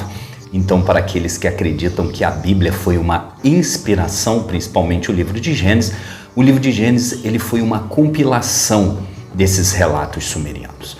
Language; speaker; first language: Portuguese; native; Portuguese